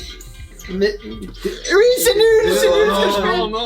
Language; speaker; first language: French; native; French